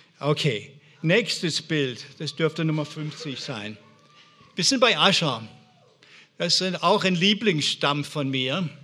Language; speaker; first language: German; non-native, fluent; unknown